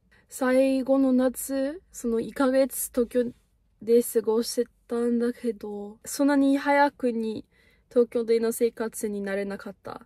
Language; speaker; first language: Japanese; non-native, fluent; English